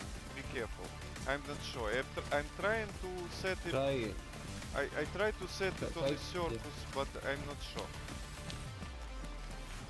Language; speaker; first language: English; non-native, learner; Russian